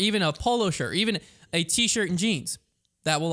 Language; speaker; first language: English; native; English